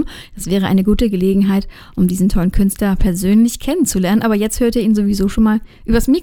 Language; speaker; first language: German; native; German